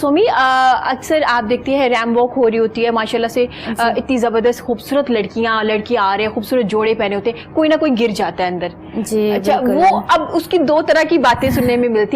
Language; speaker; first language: Urdu; native; Urdu